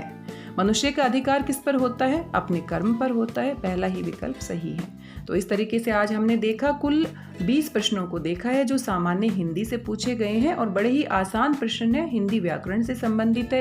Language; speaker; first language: Hindi; native; Hindi